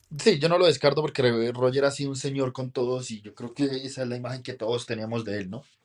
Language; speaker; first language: Spanish; native; Spanish